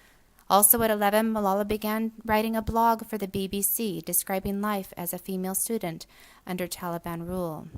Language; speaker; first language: English; native; English